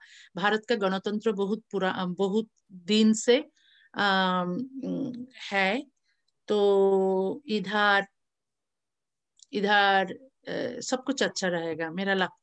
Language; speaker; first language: Hindi; non-native, learner; Bangla